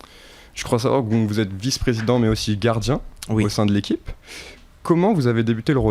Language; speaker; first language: French; native; French